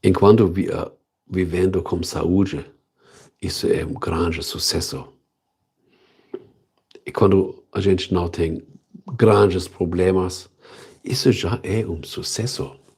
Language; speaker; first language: Portuguese; non-native, learner; German